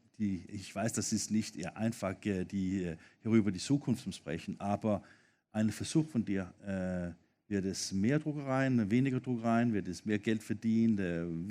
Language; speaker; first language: German; non-native, fluent; Danish